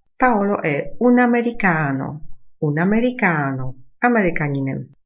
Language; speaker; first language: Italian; non-native, fluent; Polish